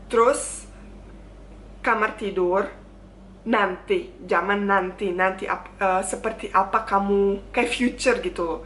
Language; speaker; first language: Indonesian; non-native, fluent; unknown